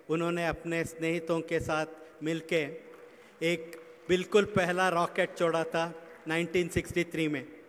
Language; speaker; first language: Hindi; non-native, local second language; Kannada